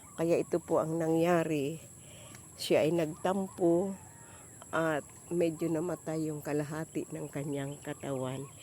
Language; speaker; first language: Filipino; native; Filipino